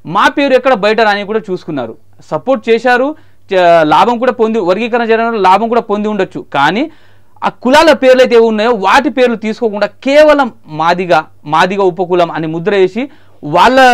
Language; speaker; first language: Telugu; non-native, local second language; Marathi